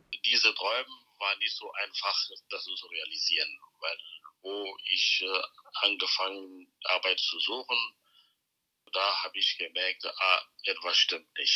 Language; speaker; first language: German; non-native, fluent; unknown